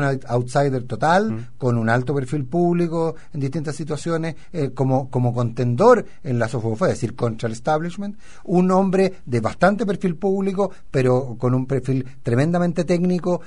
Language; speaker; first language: Spanish; native; Spanish